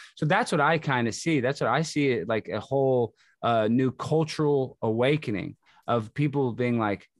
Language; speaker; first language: English; native; English